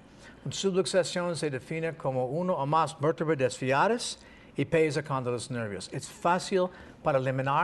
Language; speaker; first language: Spanish; non-native, learner; English